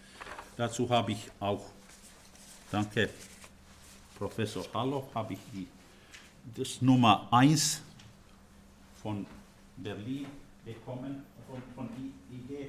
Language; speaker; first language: German; non-native, fluent; Finnish